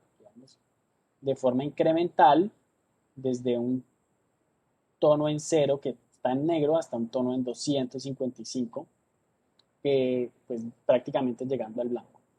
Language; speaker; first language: Spanish; native; Spanish